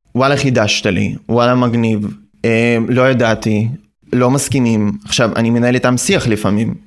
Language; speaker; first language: Hebrew; non-native, fluent; Russian